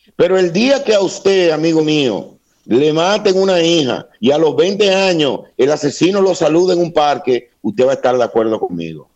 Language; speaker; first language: Spanish; native; Spanish